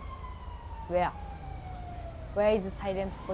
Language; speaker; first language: English; non-native, learner; Japanese